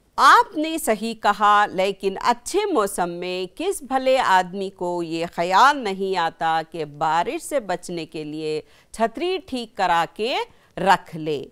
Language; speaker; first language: Urdu; native; Urdu